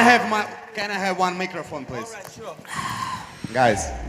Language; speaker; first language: English; non-native, learner; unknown